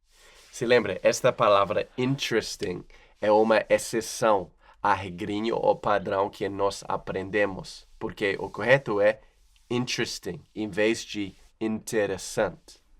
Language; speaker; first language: Portuguese; non-native, fluent; English